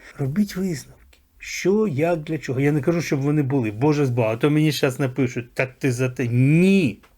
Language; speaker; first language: Ukrainian; native; Ukrainian